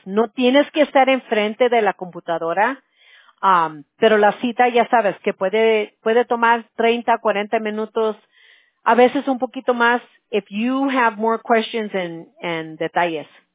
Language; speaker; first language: Spanish; early bilingual, heritage; Spanish